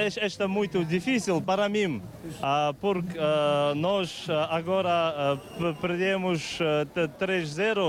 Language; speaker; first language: Portuguese; non-native, learner; Uzbek